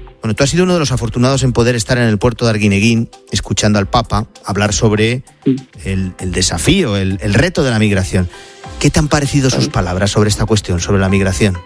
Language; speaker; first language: Spanish; native; Spanish